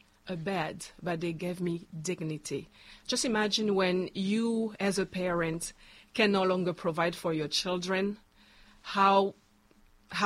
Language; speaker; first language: English; non-native, fluent; Luba-Lulua